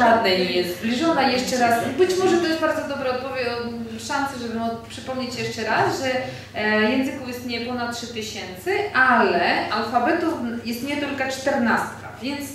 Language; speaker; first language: Polish; non-native, fluent; Georgian